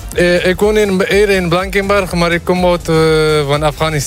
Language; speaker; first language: Dutch; non-native, learner; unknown